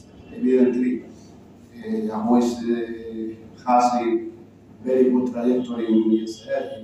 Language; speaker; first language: English; non-native, learner; Spanish